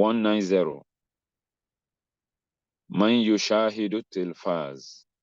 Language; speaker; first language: Arabic; non-native, fluent; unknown